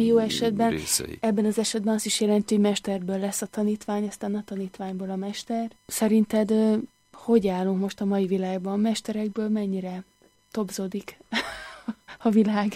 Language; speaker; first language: Hungarian; native; Hungarian